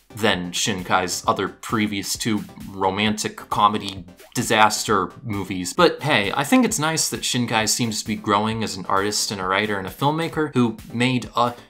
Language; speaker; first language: English; native; English